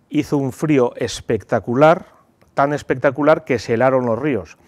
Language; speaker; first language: Spanish; native; Spanish